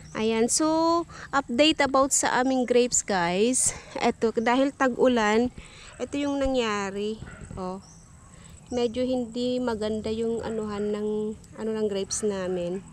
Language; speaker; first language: Filipino; non-native, local second language; Iloko